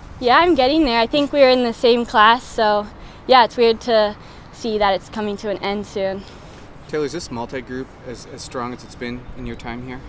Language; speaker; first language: English; native; English